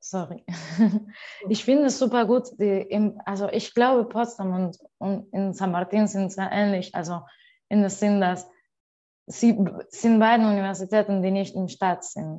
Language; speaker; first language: German; non-native, learner; Spanish